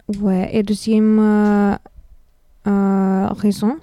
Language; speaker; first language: French; non-native, fluent; Lithuanian